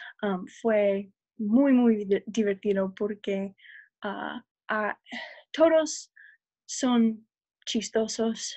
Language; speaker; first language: Spanish; non-native, learner; English